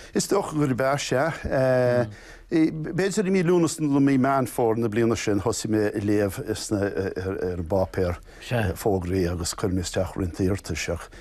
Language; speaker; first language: Irish; non-native, local second language; English